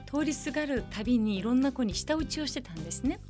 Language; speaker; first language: Japanese; early bilingual, other home language; Persian